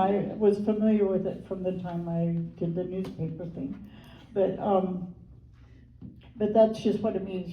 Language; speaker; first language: English; native; English